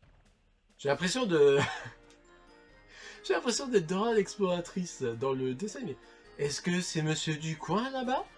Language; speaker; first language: French; native; French